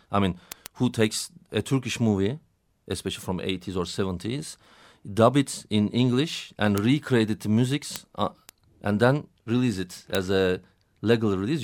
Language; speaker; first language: English; non-native, fluent; Turkish